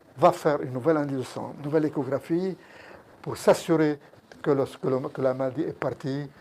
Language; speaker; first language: French; non-native, local second language; Arabic